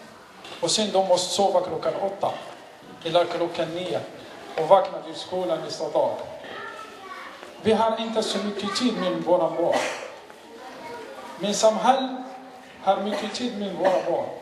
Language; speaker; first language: Swedish; non-native, learner; Arabic